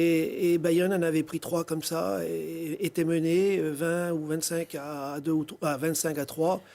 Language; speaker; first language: French; native; French